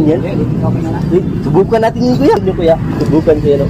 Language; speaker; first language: Filipino; non-native, local second language; Cebuano